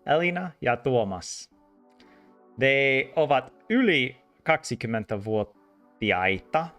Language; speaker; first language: Finnish; non-native, learner; English